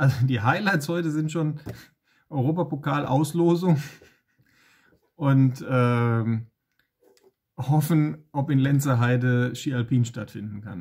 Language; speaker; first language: German; native; German